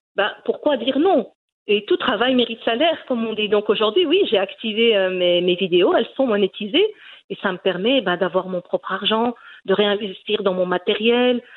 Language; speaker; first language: French; early bilingual, other home language; Riffian